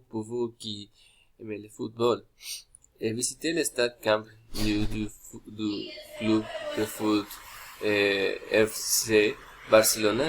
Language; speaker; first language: French; non-native, learner; Spanish